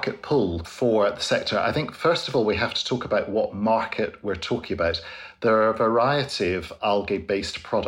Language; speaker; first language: English; native; English